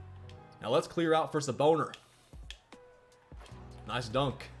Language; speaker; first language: English; native; English